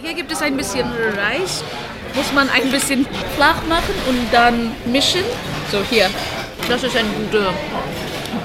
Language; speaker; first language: German; non-native, learner; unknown